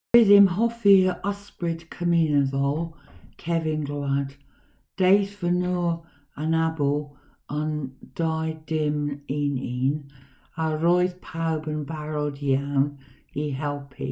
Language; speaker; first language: Welsh; non-native, learner; English